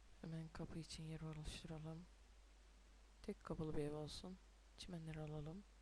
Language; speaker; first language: Turkish; native; Turkish